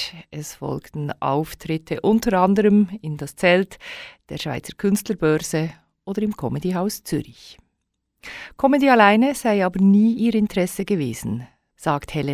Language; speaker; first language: German; native; German